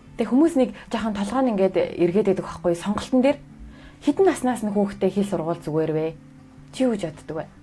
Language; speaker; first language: Mongolian; native; Mongolian